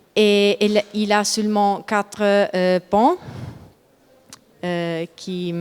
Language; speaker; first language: French; non-native, learner; Italian